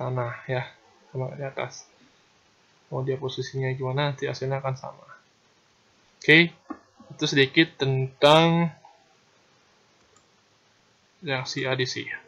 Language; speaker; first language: Indonesian; native; Indonesian